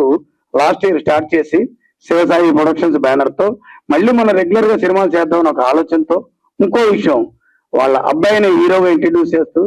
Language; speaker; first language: Telugu; native; Telugu